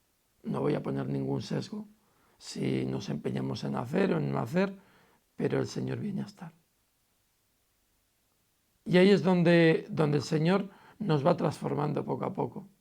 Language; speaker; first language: Spanish; native; Spanish